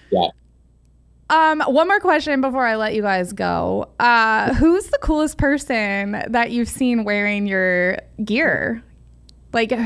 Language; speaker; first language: English; native; English